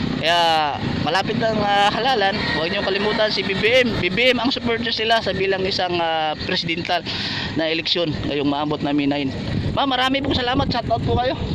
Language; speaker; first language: Filipino; non-native, local second language; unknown